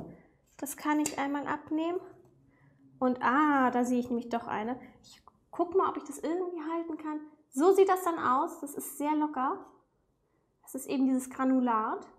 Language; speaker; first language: German; native; German